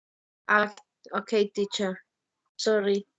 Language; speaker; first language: English; non-native, learner; Spanish